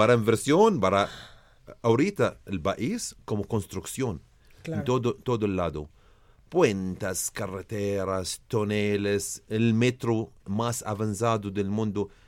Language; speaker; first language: Spanish; non-native, learner; Arabic